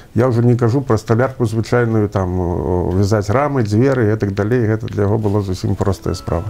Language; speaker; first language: Belarusian; native; Belarusian